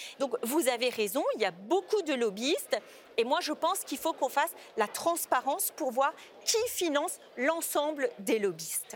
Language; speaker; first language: French; native; French